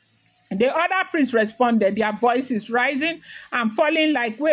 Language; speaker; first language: English; non-native, local second language; Yoruba